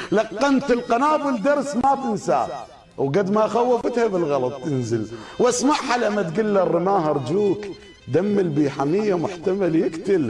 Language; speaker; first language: Arabic; native; Arabic